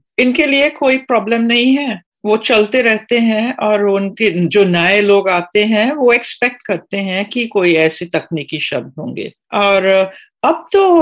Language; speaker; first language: Hindi; non-native, fluent; English